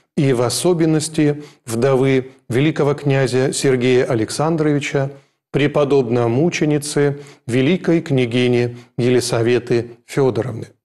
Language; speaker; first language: Russian; native; Russian